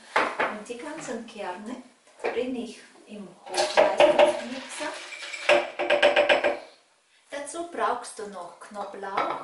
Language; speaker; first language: German; non-native, fluent; Russian